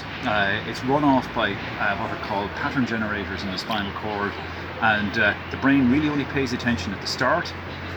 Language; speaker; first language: English; native; English